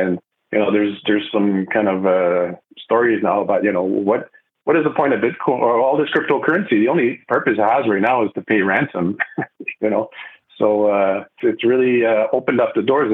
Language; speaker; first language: English; non-native, fluent; French